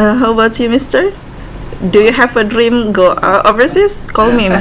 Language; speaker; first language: English; non-native, learner; Indonesian